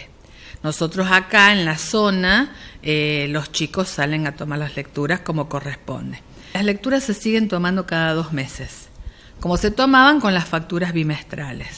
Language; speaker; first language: Spanish; native; Spanish